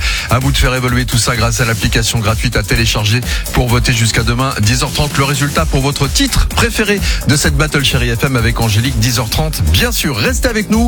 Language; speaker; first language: French; native; French